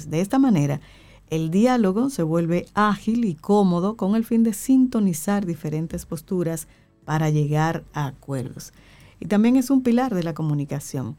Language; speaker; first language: Spanish; native; Spanish